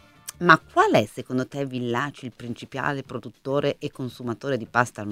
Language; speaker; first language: Italian; native; Italian